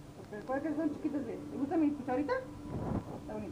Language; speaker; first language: Spanish; native; Spanish